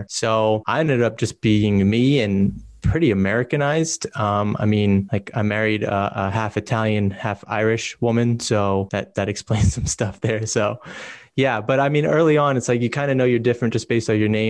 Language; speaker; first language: English; native; English